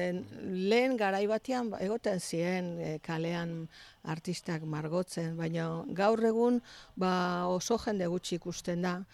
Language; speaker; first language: Basque; native; Basque